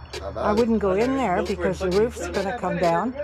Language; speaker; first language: English; native; English